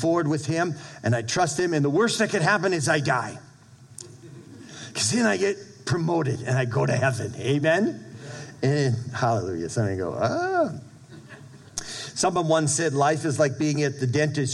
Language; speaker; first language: English; native; English